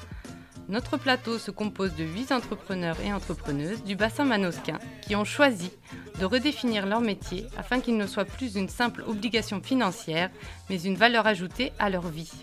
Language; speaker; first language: French; native; French